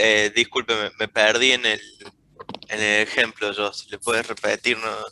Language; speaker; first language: Spanish; native; Spanish